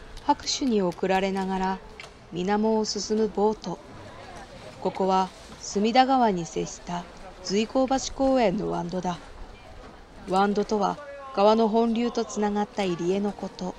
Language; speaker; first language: Japanese; native; Japanese